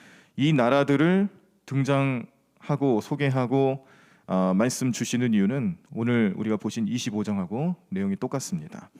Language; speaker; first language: Korean; native; Korean